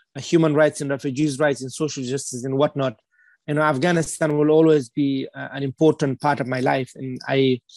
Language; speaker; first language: English; non-native, fluent; Persian